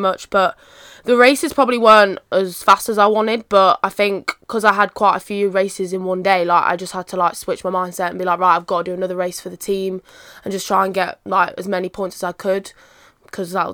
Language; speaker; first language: English; native; English